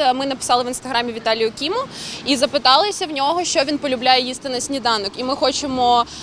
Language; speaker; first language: Ukrainian; native; Ukrainian